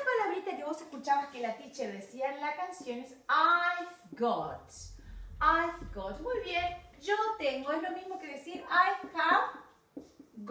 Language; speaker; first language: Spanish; native; Spanish